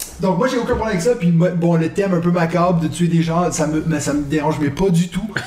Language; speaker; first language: French; non-native, local second language; German